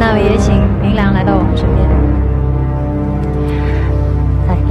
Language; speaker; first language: Chinese; native; Chinese